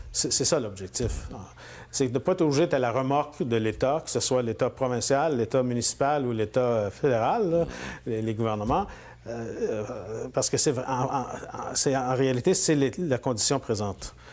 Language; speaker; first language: French; native; French